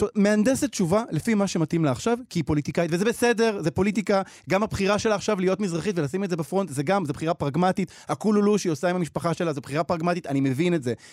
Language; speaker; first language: Hebrew; native; Hebrew